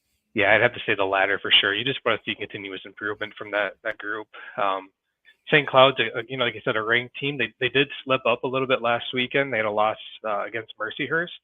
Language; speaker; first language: English; native; English